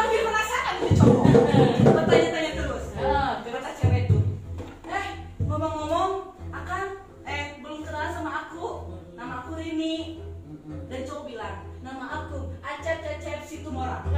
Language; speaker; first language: Indonesian; non-native, local second language; Sundanese